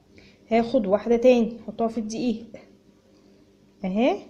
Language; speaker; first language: Arabic; native; Arabic